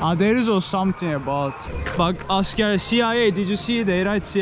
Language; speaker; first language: English; non-native, learner; Turkish